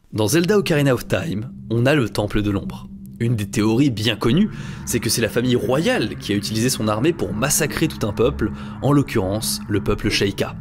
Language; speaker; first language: French; native; French